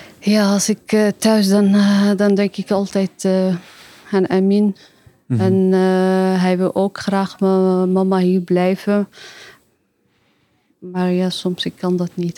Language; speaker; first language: Dutch; non-native, learner; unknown